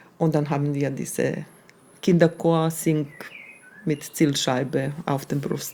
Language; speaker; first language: German; non-native, fluent; Serbian